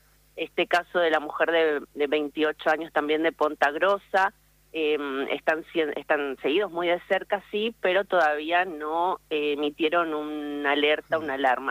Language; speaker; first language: Spanish; native; Spanish